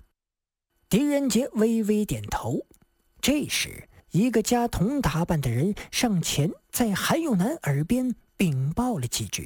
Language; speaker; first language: Chinese; native; Chinese